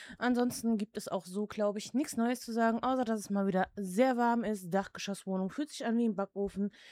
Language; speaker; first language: German; early bilingual, other home language; Czech